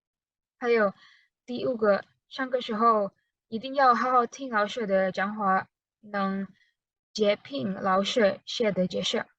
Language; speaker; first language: Chinese; non-native, learner; Indonesian